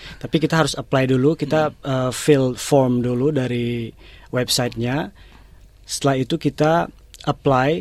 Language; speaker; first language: Indonesian; native; Indonesian